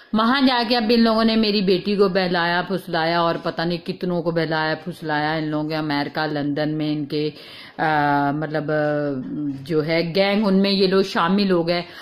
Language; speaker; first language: Urdu; native; Urdu